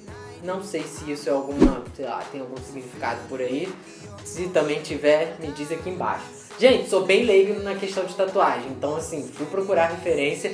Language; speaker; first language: Portuguese; native; Portuguese